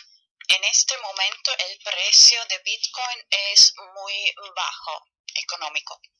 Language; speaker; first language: Spanish; non-native, fluent; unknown